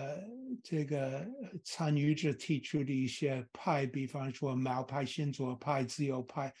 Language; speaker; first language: Chinese; non-native, fluent; English